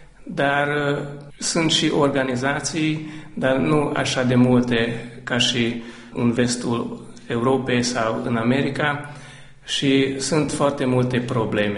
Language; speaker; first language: Romanian; non-native, local second language; Hungarian